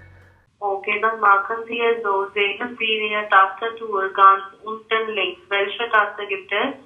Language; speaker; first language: German; non-native, learner; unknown